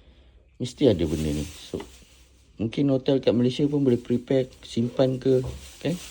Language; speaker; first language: Malay; native; Malay